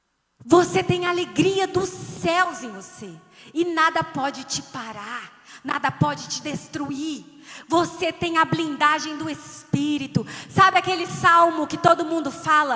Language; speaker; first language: Portuguese; native; Portuguese